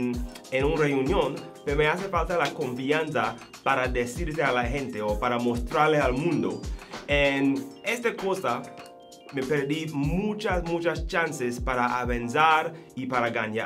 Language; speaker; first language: Spanish; non-native, learner; English